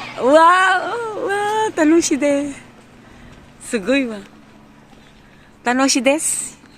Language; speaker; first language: Japanese; non-native, learner; Filipino